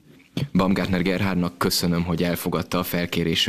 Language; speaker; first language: Hungarian; native; Hungarian